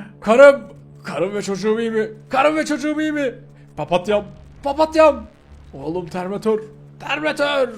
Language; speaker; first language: Turkish; native; Turkish